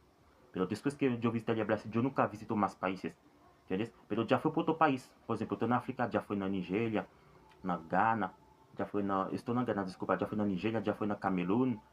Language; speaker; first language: Spanish; non-native, learner; Haitian Creole